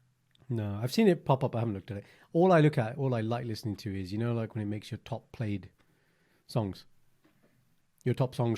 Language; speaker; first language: English; early bilingual, other home language; Punjabi